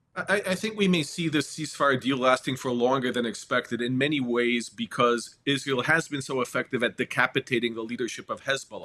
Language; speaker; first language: English; native; English